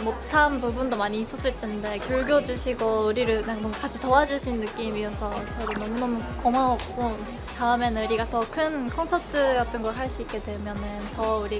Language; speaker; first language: Korean; non-native, learner; Japanese